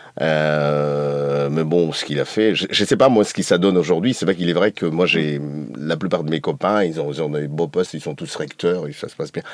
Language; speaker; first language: French; non-native, fluent; Portuguese